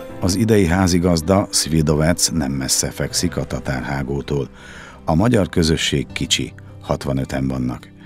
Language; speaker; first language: Hungarian; native; Hungarian